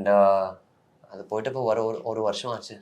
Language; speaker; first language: Tamil; non-native, fluent; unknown